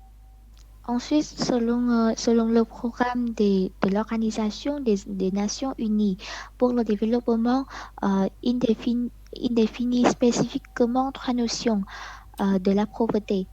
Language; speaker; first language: French; non-native, learner; Vietnamese